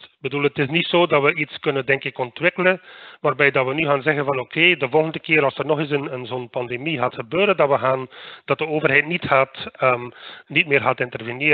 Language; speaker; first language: Dutch; native; Dutch